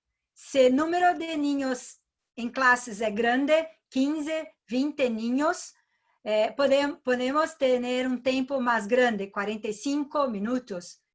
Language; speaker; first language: Spanish; non-native, learner; Portuguese